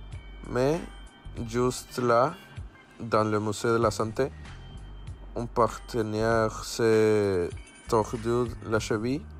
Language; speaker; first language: French; non-native, learner; Spanish